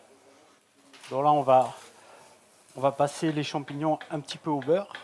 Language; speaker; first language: French; native; French